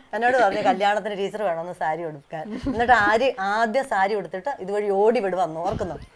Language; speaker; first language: Malayalam; native; Malayalam